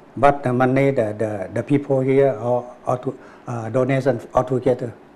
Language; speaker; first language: English; non-native, learner; Thai